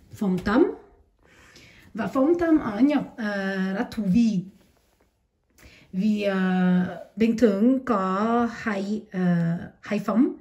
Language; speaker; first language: Vietnamese; non-native, learner; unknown